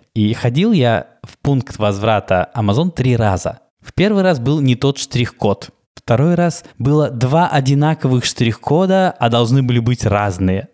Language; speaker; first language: Russian; native; Russian